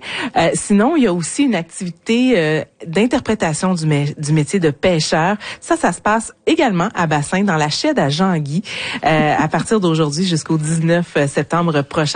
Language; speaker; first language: French; native; French